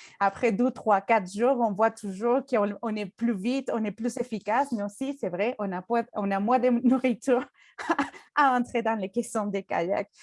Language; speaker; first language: French; non-native, fluent; Spanish